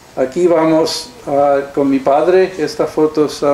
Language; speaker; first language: Spanish; early bilingual, heritage; Spanish